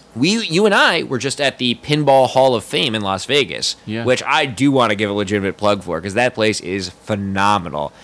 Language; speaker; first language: English; native; English